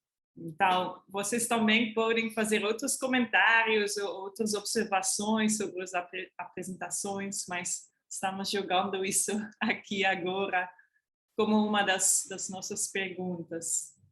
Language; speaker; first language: Portuguese; non-native, fluent; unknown